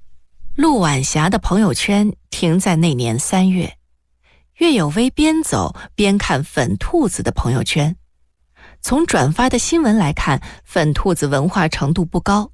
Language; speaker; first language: Chinese; native; Chinese